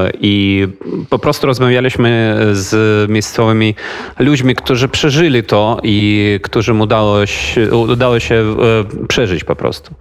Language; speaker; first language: Polish; non-native, fluent; Ukrainian